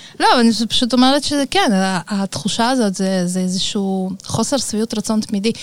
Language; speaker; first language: Hebrew; early bilingual, other home language; Russian